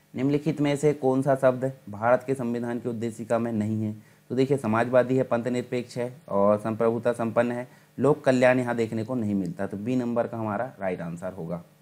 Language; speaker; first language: Hindi; native; Hindi